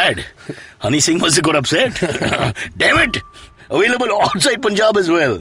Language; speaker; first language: English; non-native, local second language; Hindi